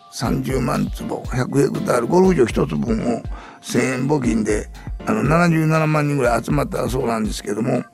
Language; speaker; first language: Japanese; native; Japanese